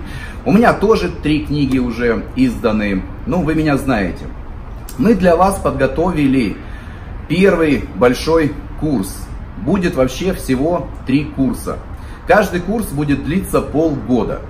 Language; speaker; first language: Russian; native; Russian